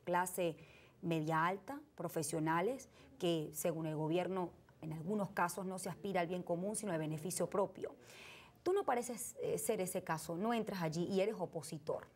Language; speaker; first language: Spanish; native; Spanish